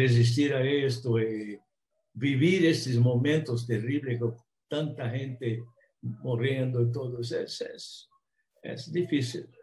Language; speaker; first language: Spanish; non-native, fluent; Portuguese